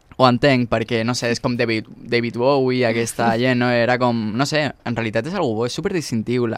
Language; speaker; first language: Catalan; non-native, local second language; Spanish